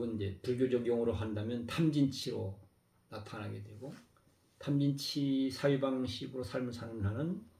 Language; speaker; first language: Korean; native; Korean